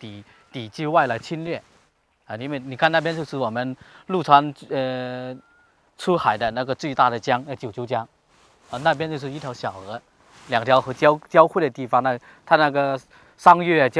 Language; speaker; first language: Chinese; native; Chinese